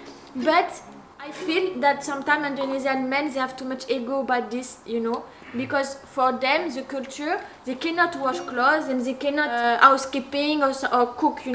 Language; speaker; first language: English; non-native, learner; French